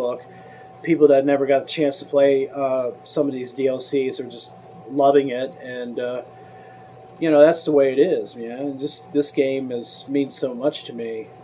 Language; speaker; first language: English; native; English